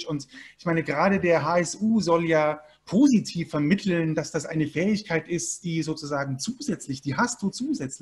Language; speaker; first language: German; native; German